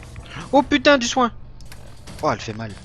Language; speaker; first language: French; native; French